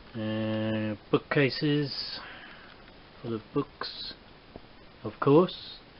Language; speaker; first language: English; native; English